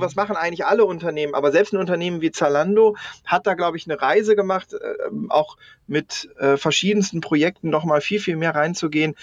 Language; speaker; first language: German; native; German